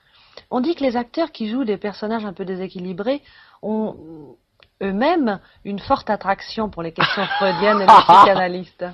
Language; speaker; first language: French; native; French